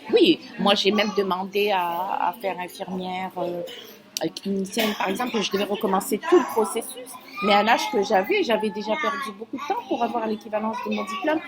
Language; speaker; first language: French; non-native, local second language; Kabyle